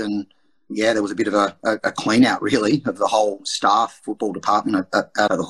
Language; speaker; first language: English; native; English